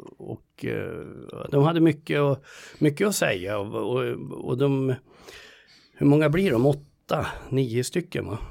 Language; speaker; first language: Swedish; native; Swedish